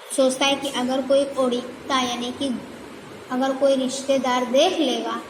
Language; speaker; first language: Hindi; non-native, local second language; Gujarati